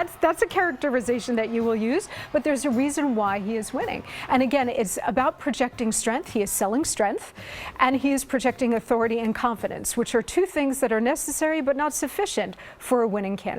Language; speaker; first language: English; native; English